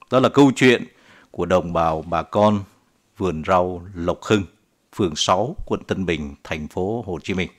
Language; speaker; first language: Vietnamese; native; Vietnamese